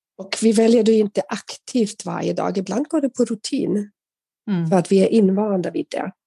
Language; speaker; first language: Swedish; non-native, fluent; German